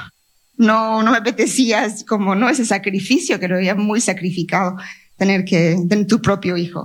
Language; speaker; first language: Spanish; native; Spanish